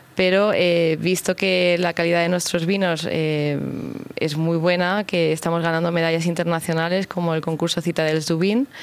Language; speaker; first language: Spanish; native; Spanish